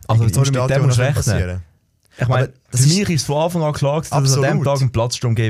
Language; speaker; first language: German; native; German